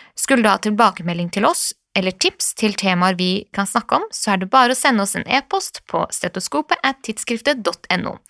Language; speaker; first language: Norwegian; native; Norwegian